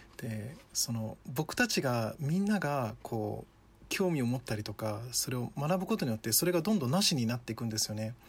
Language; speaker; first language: Japanese; early bilingual, other home language; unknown